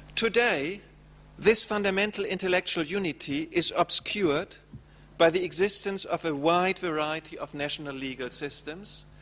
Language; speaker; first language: English; non-native, fluent; German